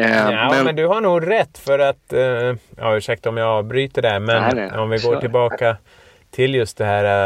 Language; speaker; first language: Swedish; native; Swedish